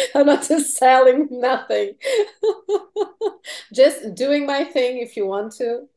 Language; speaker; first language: English; non-native, fluent; Portuguese